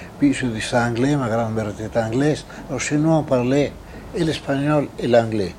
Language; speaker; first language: French; non-native, fluent; Spanish